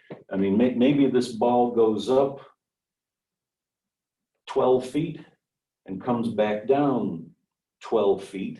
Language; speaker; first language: English; native; English